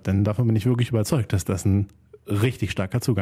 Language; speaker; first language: German; native; German